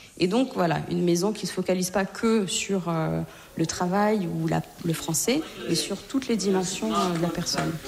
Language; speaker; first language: French; native; French